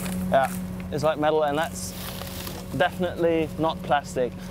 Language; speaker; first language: English; non-native, fluent; German